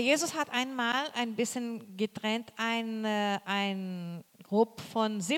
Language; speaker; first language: German; non-native, fluent; Portuguese